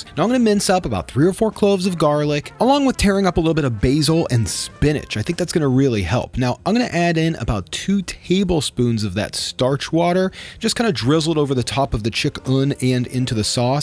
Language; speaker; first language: English; native; English